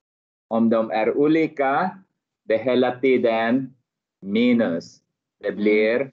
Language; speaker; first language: Swedish; non-native, fluent; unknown